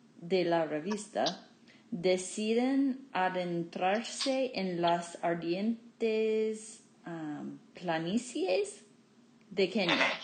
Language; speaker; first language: Spanish; non-native, fluent; English